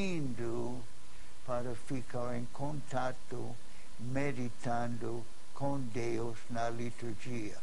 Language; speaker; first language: Portuguese; non-native, fluent; English